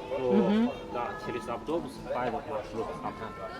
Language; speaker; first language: Russian; non-native, learner; Chinese